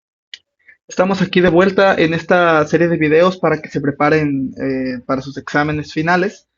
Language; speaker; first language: Spanish; native; Spanish